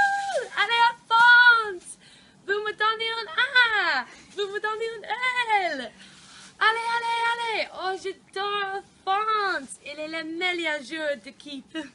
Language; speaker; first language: French; non-native, learner; English